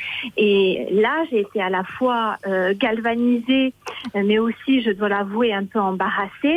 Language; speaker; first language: French; native; French